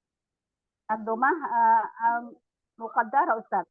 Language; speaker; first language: Arabic; non-native, learner; Indonesian